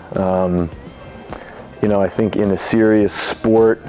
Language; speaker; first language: English; native; English